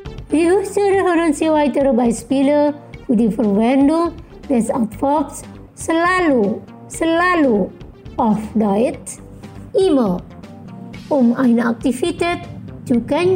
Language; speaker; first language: German; non-native, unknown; Indonesian